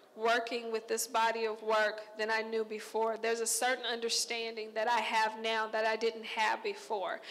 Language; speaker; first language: English; native; English